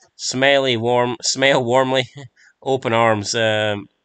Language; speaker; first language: English; native; English